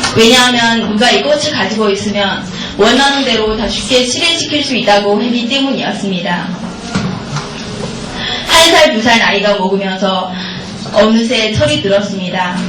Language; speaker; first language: Korean; non-native, learner; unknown